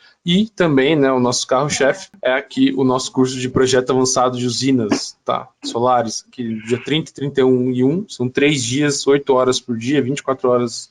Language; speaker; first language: Portuguese; native; Portuguese